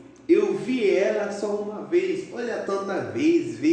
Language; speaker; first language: Portuguese; non-native, fluent; Haitian Creole